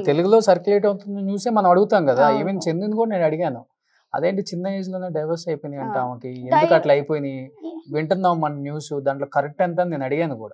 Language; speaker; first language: Telugu; native; Telugu